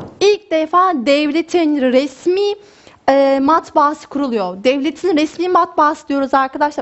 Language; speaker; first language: Turkish; native; Turkish